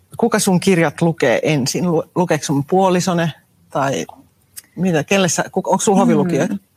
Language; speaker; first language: Finnish; native; Finnish